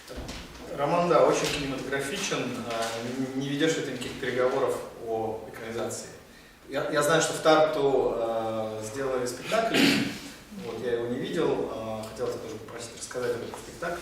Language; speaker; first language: Russian; native; Russian